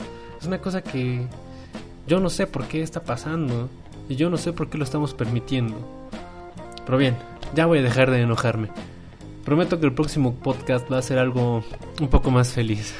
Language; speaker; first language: Spanish; native; Spanish